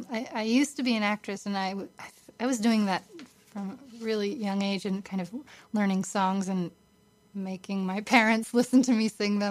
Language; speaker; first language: English; native; English